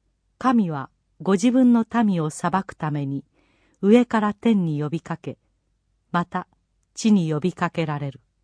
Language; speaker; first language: Japanese; native; Japanese